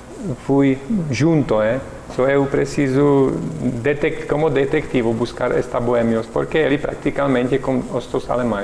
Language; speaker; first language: Portuguese; non-native, learner; Czech